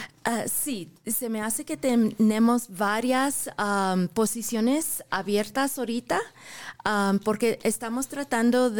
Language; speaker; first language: Spanish; early bilingual, heritage; English